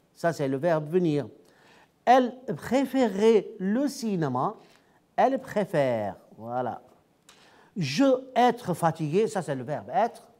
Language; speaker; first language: French; non-native, fluent; Arabic